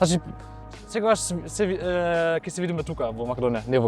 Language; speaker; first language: Macedonian; non-native, fluent; German